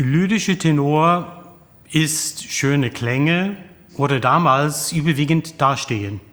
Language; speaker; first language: German; non-native, fluent; English